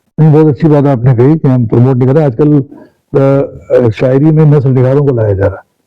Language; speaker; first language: Urdu; native; Urdu